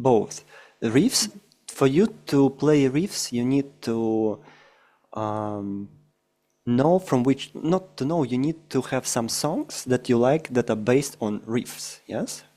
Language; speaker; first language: English; non-native, fluent; Russian